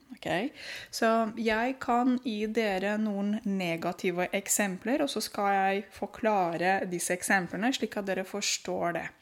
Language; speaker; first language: Norwegian; non-native, fluent; Romanian